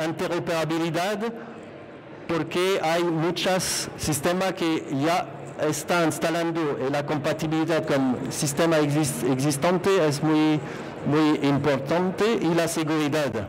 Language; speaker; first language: Spanish; non-native, fluent; French